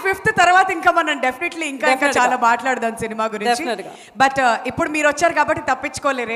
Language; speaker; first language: Telugu; native; Telugu